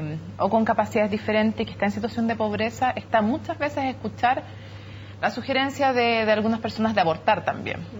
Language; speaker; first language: Spanish; native; Spanish